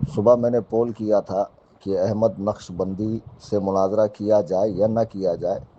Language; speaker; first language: Urdu; native; Urdu